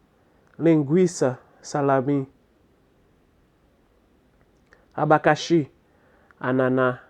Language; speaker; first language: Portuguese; non-native, fluent; Haitian Creole